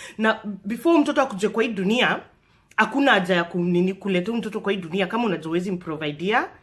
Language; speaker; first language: Swahili; non-native, local second language; Luo (Kenya and Tanzania)